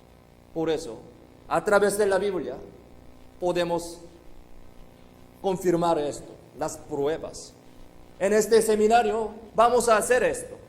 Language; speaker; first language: Spanish; non-native, fluent; Korean